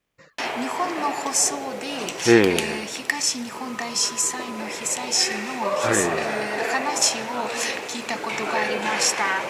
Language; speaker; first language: Japanese; non-native, learner; Ukrainian